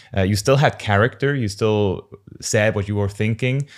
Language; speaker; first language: English; non-native, fluent; German